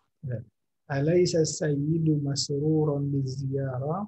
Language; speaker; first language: Arabic; non-native, fluent; Indonesian